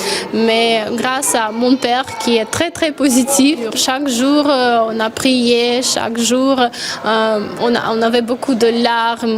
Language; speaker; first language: French; non-native, fluent; Ukrainian